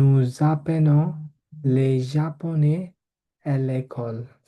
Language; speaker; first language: French; non-native, learner; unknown